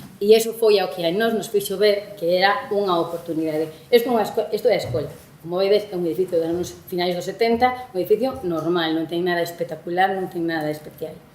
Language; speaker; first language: Galician; non-native, local second language; Spanish